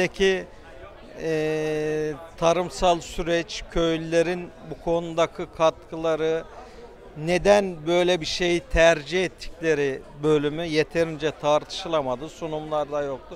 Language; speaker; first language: Turkish; native; Turkish